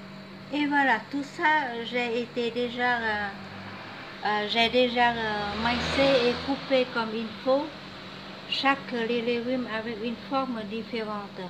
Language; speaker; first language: French; non-native, fluent; Vietnamese